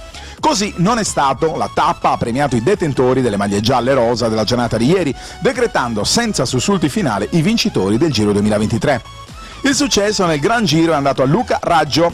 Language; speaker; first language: Italian; native; Italian